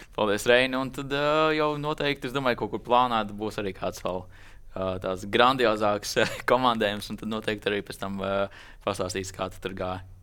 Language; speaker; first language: Latvian; native; Latvian